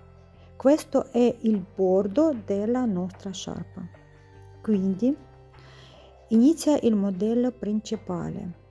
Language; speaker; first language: Italian; non-native, learner; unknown